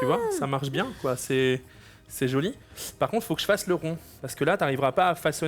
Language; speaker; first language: French; native; French